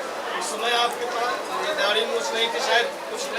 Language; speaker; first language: Hindi; native; Hindi